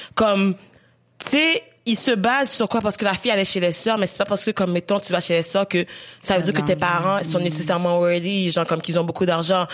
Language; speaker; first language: French; native; French